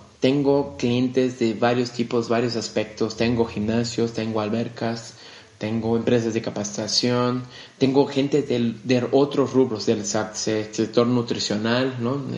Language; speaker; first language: Spanish; non-native, fluent; Portuguese